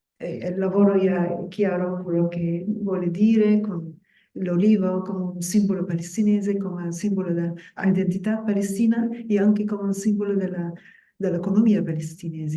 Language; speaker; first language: Italian; non-native, fluent; Spanish